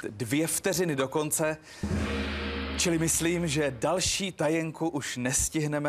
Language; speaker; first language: Czech; native; Czech